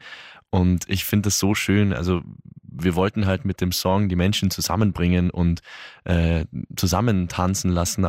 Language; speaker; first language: German; native; German